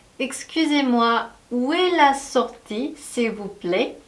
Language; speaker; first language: French; non-native, learner; Korean